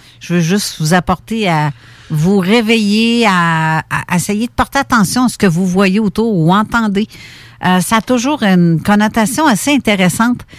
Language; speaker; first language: French; native; French